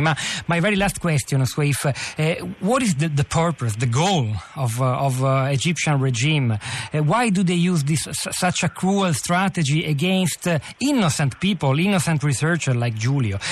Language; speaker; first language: English; non-native, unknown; Italian